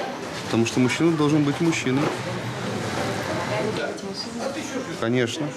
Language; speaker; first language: Russian; native; Russian